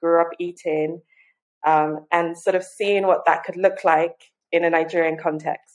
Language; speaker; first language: English; non-native, local second language; Yoruba